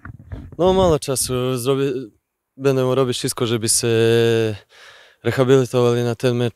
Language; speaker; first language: Polish; non-native, fluent; Serbian